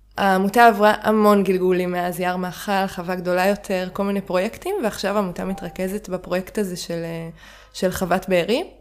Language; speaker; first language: Hebrew; native; Hebrew